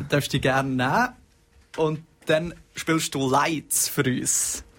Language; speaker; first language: German; native; German